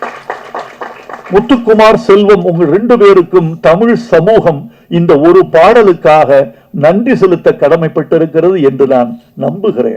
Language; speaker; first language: Tamil; native; Tamil